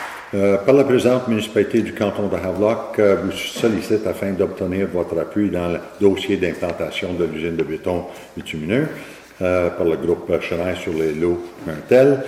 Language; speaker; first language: French; native; French